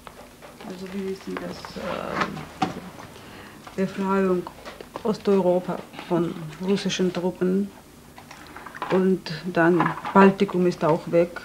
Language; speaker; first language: German; non-native, fluent; Georgian